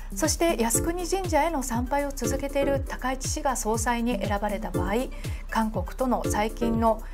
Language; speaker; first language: Japanese; native; Japanese